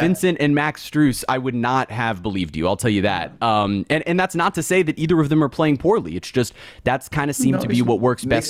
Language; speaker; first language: English; native; English